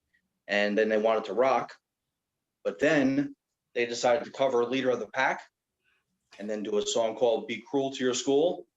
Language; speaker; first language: English; native; English